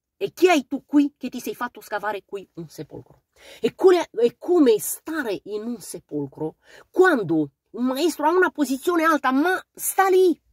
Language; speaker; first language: Italian; non-native, fluent; Romanian